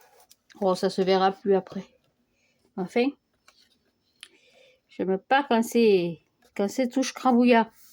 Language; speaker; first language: French; native; French